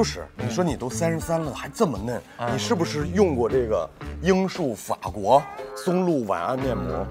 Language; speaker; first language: Chinese; native; Chinese